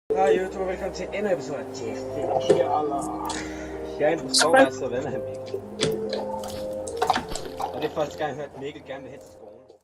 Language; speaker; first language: Danish; native; Danish